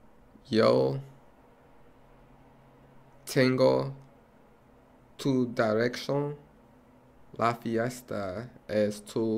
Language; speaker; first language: Spanish; non-native, learner; English